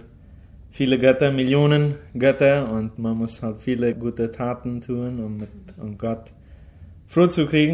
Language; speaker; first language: German; early bilingual, heritage; German